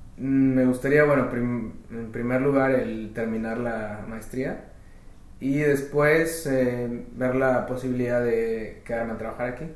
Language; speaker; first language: Spanish; native; Spanish